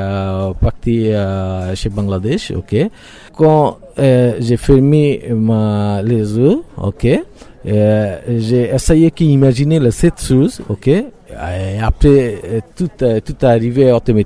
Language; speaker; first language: French; non-native, learner; Bangla